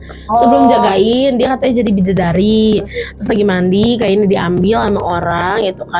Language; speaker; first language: Indonesian; native; Indonesian